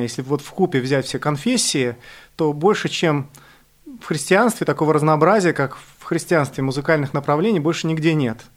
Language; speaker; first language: Russian; native; Russian